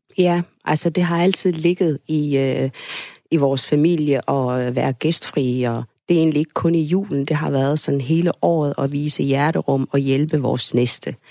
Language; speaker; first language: Danish; early bilingual, other home language; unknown